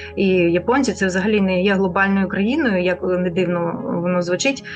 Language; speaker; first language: Ukrainian; non-native, local second language; Russian